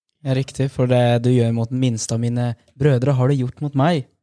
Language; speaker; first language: Norwegian; native; Norwegian